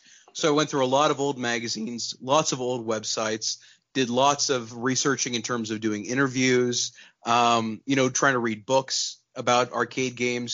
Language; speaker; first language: English; non-native, local second language; Urdu